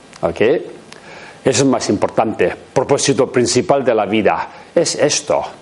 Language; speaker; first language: Spanish; non-native, learner; Tibetan